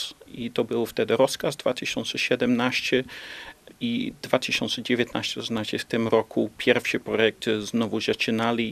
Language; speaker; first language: Polish; non-native, learner; Dutch